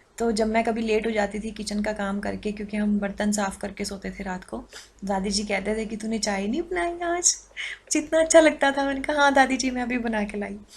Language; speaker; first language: Hindi; native; Hindi